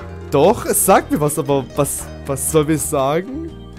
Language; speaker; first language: German; native; German